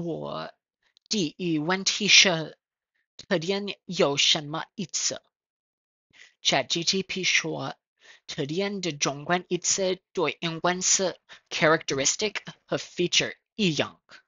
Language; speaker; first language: Chinese; non-native, learner; English